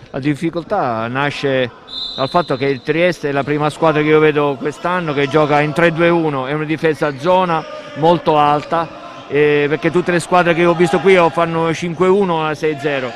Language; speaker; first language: Italian; native; Italian